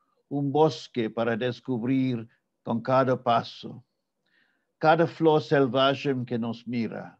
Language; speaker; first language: Portuguese; non-native, fluent; English